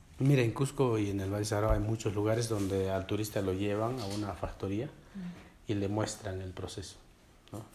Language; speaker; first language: Spanish; non-native, local second language; Quechua